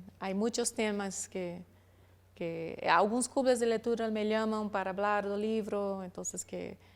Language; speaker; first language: Spanish; non-native, learner; Portuguese